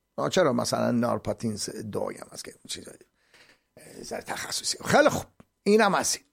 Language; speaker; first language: Persian; native; Persian